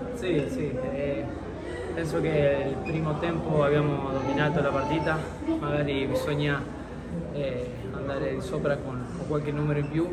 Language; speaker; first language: Italian; non-native, fluent; Spanish